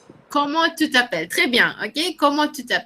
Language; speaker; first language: French; non-native, fluent; Malay